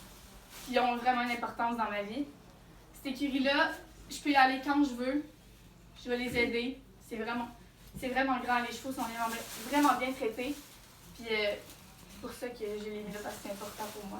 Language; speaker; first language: French; native; French